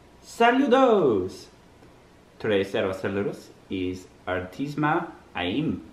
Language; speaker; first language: Spanish; non-native, learner; English